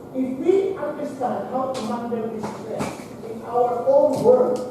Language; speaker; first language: English; non-native, local second language; Filipino